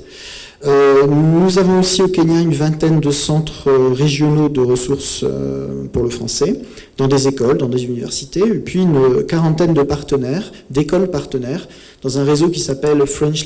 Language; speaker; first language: French; native; French